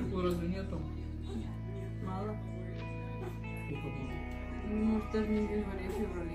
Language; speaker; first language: Russian; native; Russian